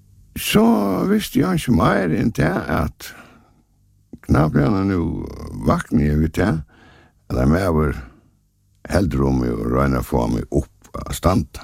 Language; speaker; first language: Danish; non-native, local second language; Faroese